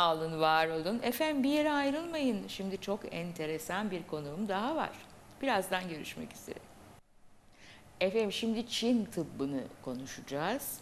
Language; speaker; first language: Turkish; native; Turkish